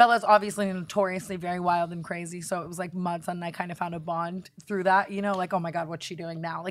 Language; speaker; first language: English; native; English